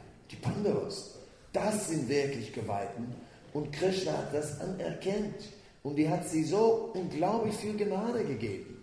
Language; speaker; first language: German; non-native, fluent; Dutch